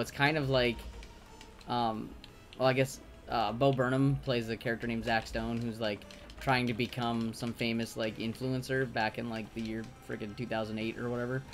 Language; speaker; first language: English; native; English